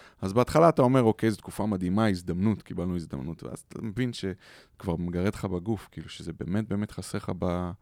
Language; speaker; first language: Hebrew; native; Hebrew